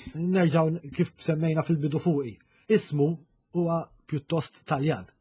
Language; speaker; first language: Maltese; native; Maltese